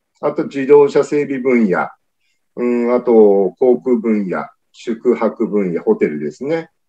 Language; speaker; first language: Japanese; native; Japanese